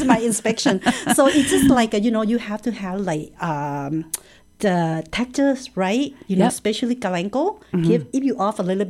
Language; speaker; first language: English; non-native, learner; Thai